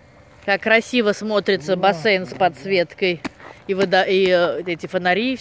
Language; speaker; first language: Russian; native; Russian